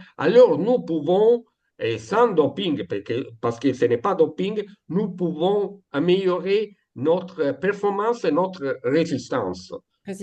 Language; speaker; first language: French; non-native, learner; Italian